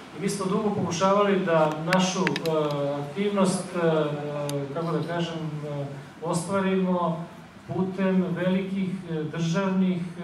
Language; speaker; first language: Bosnian; native; Bosnian